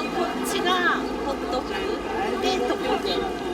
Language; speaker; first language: Japanese; non-native, fluent; Korean